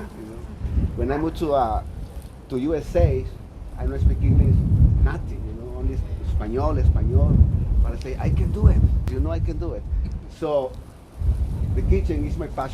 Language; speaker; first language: English; non-native, learner; Spanish